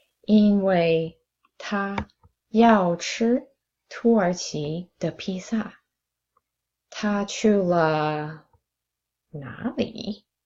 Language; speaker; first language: Chinese; non-native, fluent; English